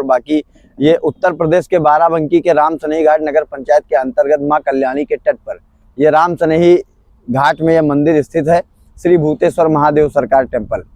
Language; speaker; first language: Hindi; native; Hindi